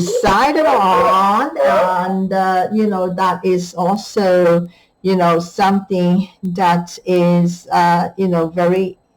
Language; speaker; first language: English; non-native, fluent; Chinese